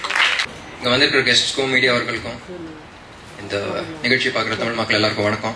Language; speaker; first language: Tamil; non-native, local second language; Telugu